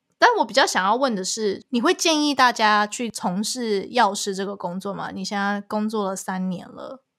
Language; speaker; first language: Chinese; early bilingual, heritage; Chinese